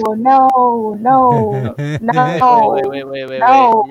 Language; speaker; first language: English; non-native, fluent; Spanish